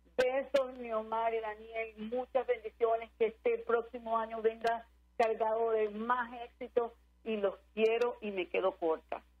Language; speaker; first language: Spanish; native; Spanish